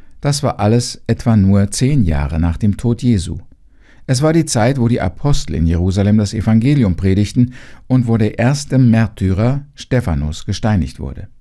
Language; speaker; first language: German; native; German